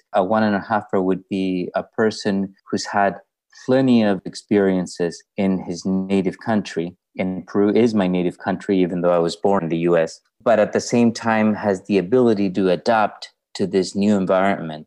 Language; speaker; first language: English; non-native, fluent; Spanish